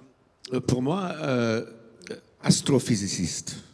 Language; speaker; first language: French; non-native, learner; English